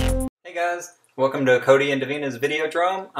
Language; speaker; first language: English; native; English